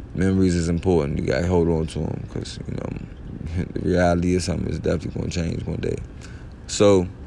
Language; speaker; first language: English; native; English